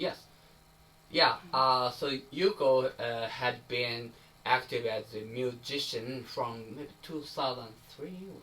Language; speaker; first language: English; non-native, learner; Japanese